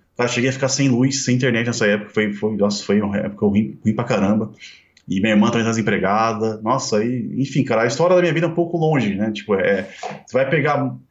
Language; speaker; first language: Portuguese; native; Portuguese